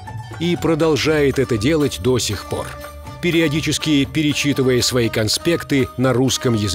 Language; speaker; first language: Russian; native; Russian